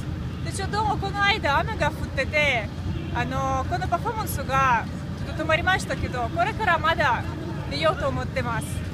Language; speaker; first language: Japanese; non-native, fluent; Russian